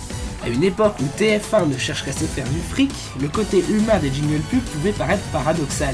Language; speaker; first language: French; native; French